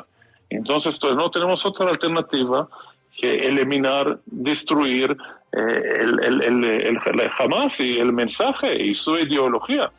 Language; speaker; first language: Spanish; non-native, fluent; Hebrew